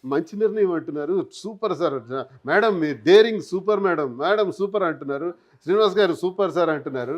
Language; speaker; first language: Telugu; native; Telugu